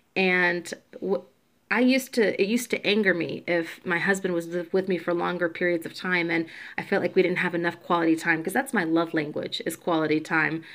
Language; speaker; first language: English; native; English